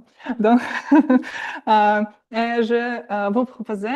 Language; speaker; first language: French; non-native, learner; Russian